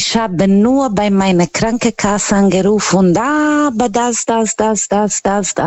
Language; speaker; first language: German; non-native, learner; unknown